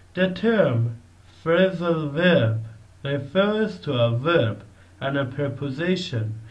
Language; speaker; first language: English; non-native, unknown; Persian